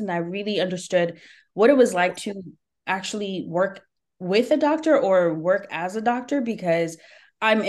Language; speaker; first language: English; native; English